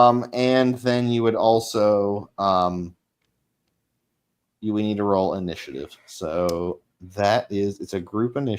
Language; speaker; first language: English; native; English